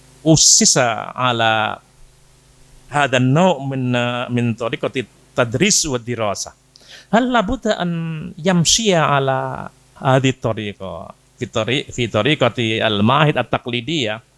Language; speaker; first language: Arabic; non-native, fluent; Indonesian